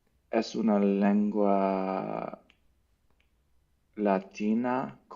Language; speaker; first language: Spanish; non-native, learner; English